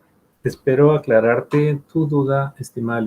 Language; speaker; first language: Spanish; native; Spanish